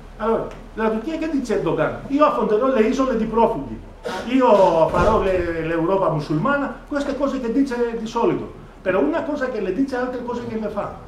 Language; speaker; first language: Italian; non-native, fluent; Greek